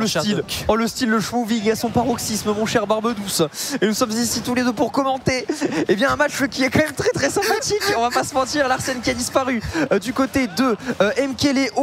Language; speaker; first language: French; native; French